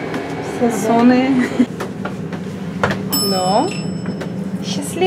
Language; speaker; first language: Russian; native; Russian